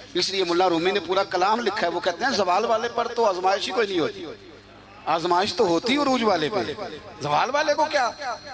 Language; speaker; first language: Urdu; non-native, local second language; Punjabi